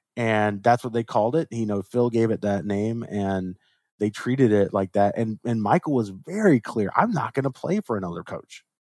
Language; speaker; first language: English; native; English